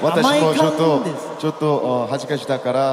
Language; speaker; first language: Japanese; non-native, fluent; Korean